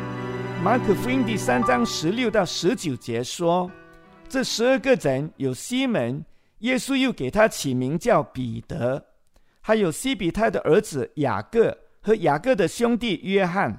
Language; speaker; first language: Chinese; native; Chinese